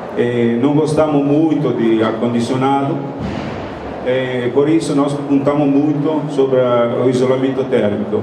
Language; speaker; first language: Portuguese; non-native, fluent; Italian